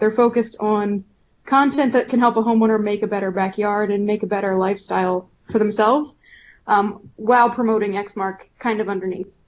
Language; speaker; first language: English; native; English